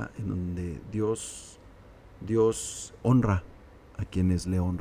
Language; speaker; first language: Spanish; native; Spanish